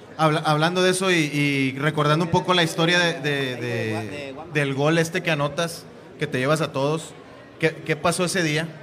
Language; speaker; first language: Spanish; native; Spanish